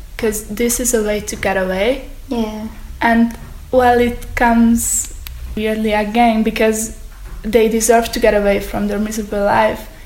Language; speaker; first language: English; non-native, fluent; Hungarian